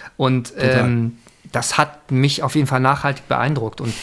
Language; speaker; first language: German; native; German